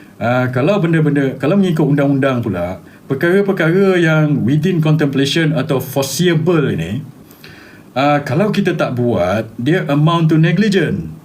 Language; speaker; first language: Malay; native; Malay